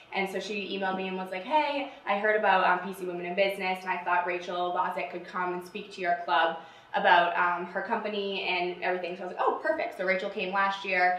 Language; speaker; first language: English; native; English